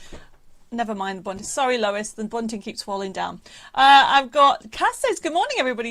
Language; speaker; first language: English; native; English